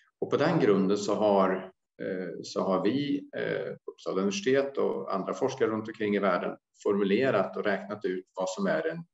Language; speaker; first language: Swedish; native; Swedish